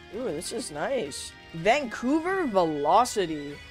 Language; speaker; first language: English; native; English